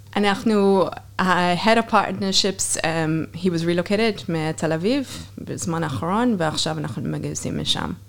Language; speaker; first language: Hebrew; non-native, fluent; English